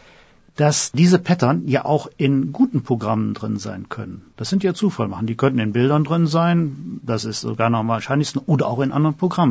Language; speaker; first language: German; native; German